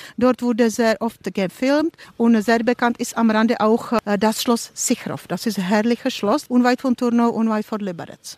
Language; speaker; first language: German; non-native, fluent; Czech